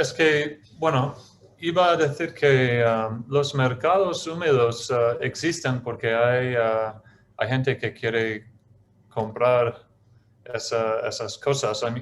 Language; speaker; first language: Spanish; non-native, fluent; English